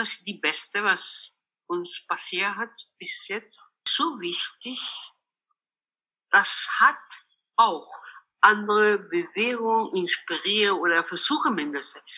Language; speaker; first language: German; non-native, local second language; Spanish